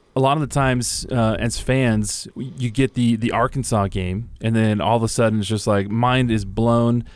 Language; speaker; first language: English; native; English